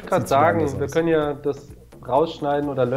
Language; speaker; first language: German; native; German